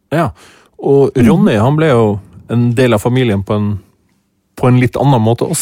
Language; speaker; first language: Norwegian; native; Norwegian